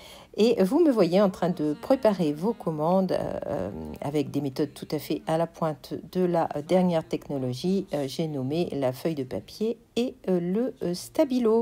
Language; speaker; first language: French; native; French